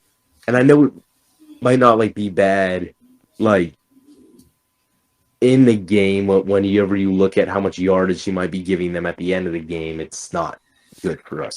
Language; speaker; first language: English; native; English